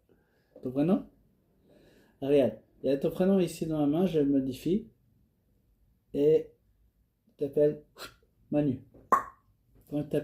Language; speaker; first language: French; native; French